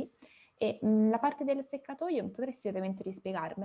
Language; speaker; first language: Italian; native; Italian